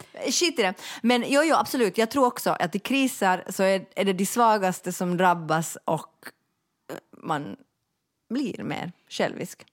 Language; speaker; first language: Swedish; native; Swedish